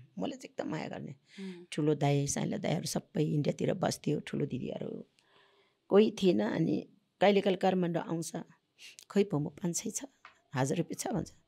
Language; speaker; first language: Nepali; non-native, local second language; Sherpa